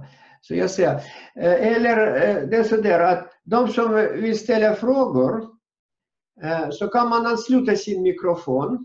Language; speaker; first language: Swedish; non-native, fluent; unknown